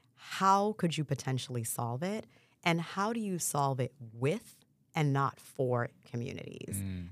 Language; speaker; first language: English; early bilingual, other home language; Haitian Creole